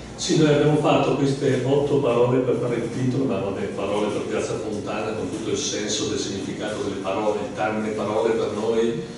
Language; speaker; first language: Italian; native; Italian